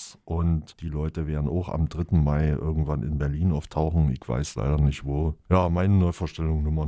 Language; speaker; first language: German; native; German